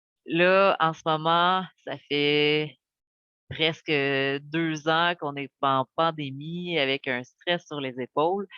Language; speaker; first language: French; native; French